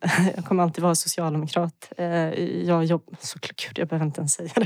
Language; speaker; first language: Swedish; early bilingual, other home language; Bosnian